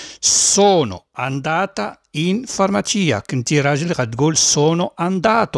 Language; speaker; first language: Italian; non-native, fluent; Arabic